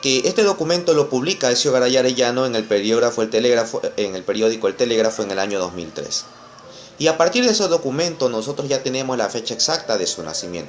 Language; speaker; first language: Spanish; native; Spanish